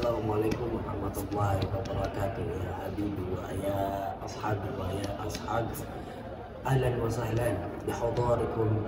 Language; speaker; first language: Arabic; non-native, learner; Indonesian